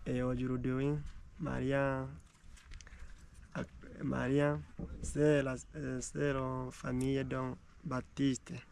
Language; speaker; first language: French; non-native, learner; Rundi